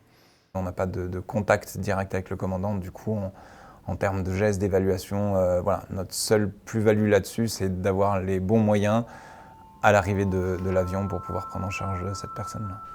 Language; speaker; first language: French; native; French